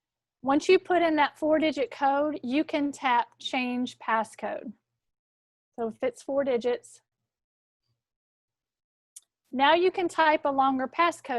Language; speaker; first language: English; native; English